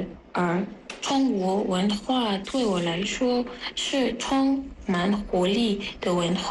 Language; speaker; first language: Chinese; non-native, learner; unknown